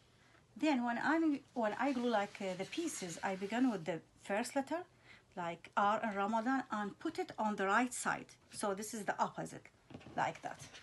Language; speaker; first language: English; non-native, fluent; Arabic